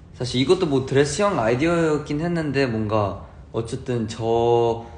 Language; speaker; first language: Korean; early bilingual, heritage; Korean